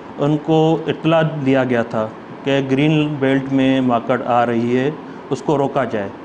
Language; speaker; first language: Urdu; non-native, local second language; Sindhi